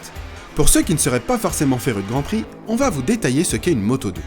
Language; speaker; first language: French; native; French